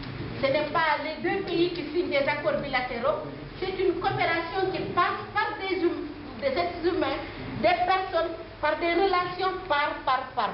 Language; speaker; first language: French; non-native, local second language; Wolof